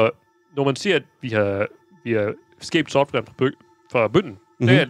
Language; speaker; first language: Danish; non-native, fluent; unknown